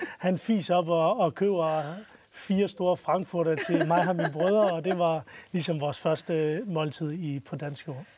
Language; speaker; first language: Danish; early bilingual, other home language; Arabic